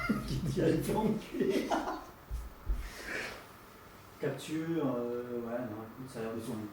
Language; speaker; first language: French; native; French